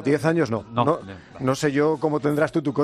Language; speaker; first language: Spanish; native; Spanish